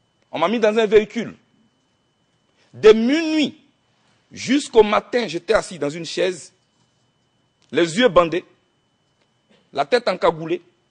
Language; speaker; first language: French; non-native, local second language; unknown